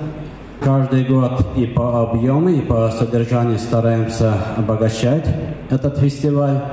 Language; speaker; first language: Russian; native; Russian